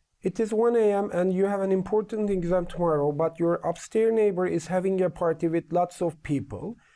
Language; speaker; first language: English; non-native, fluent; Turkish